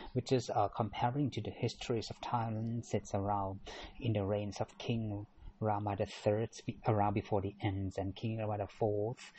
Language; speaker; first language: English; non-native, learner; Thai